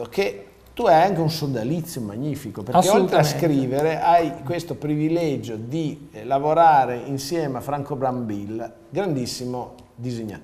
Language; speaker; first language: Italian; native; Italian